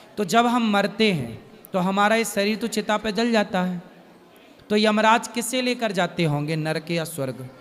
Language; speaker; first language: Hindi; native; Hindi